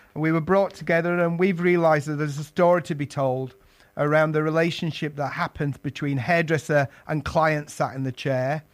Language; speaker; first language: English; native; English